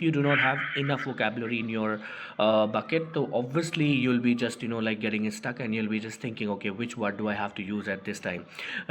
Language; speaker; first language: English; non-native, local second language; Hindi